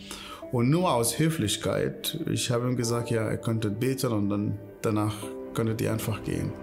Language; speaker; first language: German; non-native, fluent; Arabic